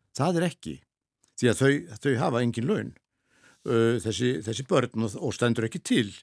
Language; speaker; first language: Icelandic; native; Icelandic